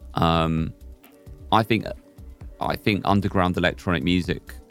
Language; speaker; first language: English; native; English